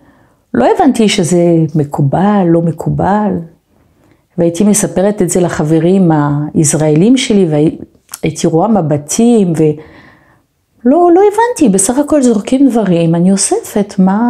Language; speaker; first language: Hebrew; non-native, fluent; French